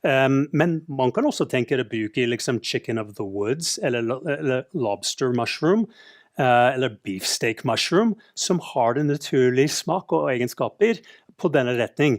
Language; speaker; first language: Norwegian; non-native, fluent; English